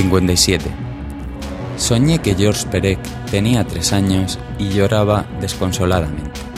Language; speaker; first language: Spanish; native; Spanish